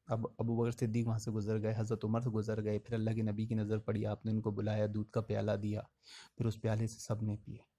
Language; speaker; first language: Urdu; native; Urdu